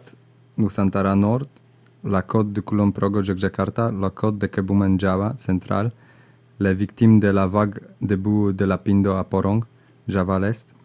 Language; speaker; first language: French; non-native, learner; Indonesian